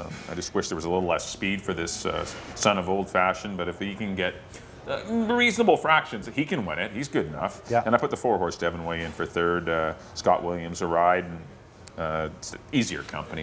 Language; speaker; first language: English; native; English